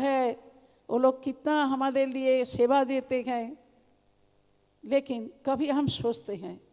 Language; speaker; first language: Hindi; non-native, local second language; Bangla